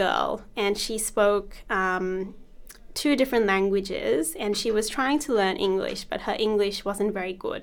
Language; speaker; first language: English; native; English